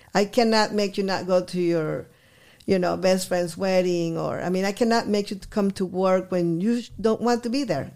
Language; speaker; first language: English; non-native, fluent; Spanish